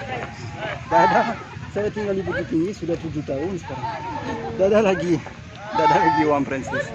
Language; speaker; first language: Indonesian; non-native, learner; French